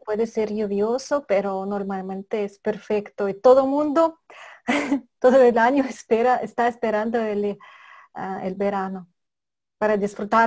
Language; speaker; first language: Spanish; non-native, fluent; Russian